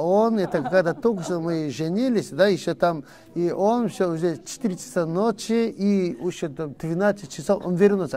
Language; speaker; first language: Russian; non-native, learner; Korean